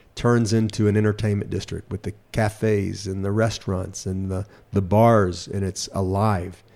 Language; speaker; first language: English; native; English